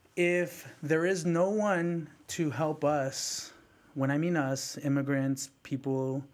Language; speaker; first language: English; early bilingual, other home language; Spanish